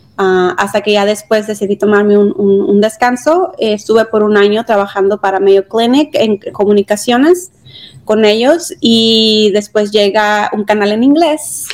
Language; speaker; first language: Spanish; native; Spanish